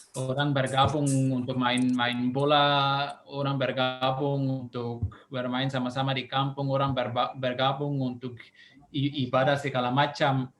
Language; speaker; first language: Indonesian; non-native, fluent; Swiss German